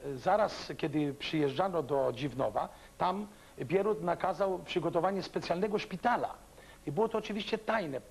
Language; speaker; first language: Polish; early bilingual, other home language; Greek